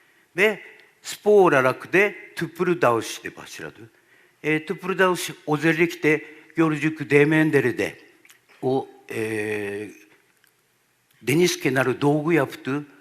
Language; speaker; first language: Turkish; non-native, learner; Japanese